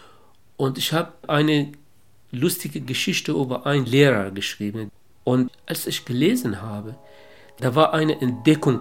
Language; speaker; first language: German; non-native, local second language; Kurdish